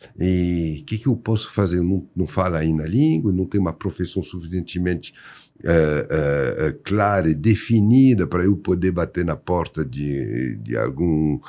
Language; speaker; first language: Portuguese; non-native, fluent; French